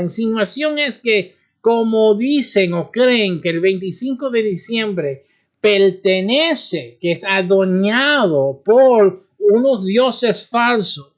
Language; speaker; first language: Spanish; early bilingual, heritage; Spanish